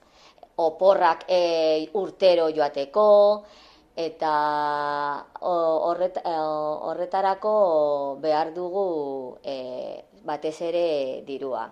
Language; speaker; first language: Basque; non-native, learner; Spanish